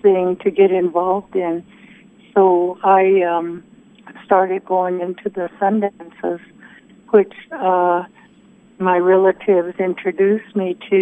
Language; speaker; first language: English; early bilingual, other home language; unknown